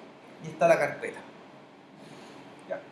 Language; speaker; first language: Spanish; native; Spanish